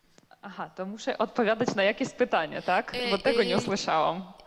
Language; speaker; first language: Polish; non-native, learner; Ukrainian